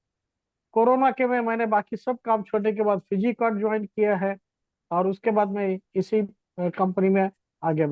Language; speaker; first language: Hindi; native; Hindi